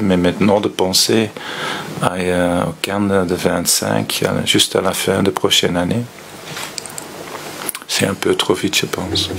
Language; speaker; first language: French; non-native, fluent; Dutch